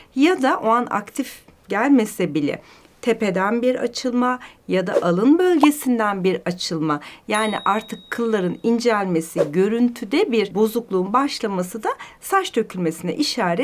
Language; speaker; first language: Turkish; native; Turkish